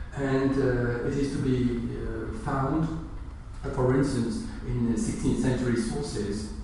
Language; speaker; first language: English; non-native, fluent; French